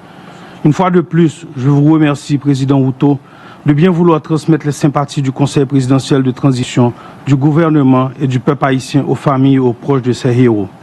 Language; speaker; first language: French; non-native, local second language; Haitian Creole